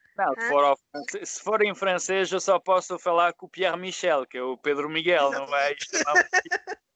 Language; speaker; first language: Portuguese; early bilingual, heritage; Portuguese